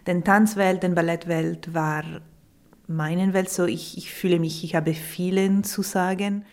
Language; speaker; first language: German; non-native, local second language; Italian